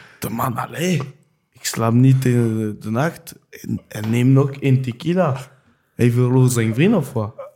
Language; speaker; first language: Dutch; non-native, local second language; French